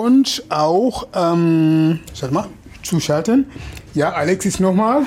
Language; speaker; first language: German; non-native, fluent; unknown